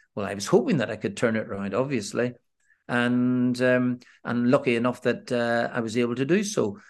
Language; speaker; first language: English; native; English